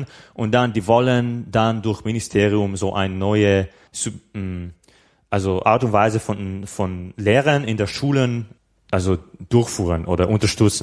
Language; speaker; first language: German; non-native, fluent; Slovak